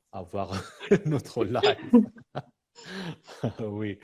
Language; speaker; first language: French; non-native, fluent; Persian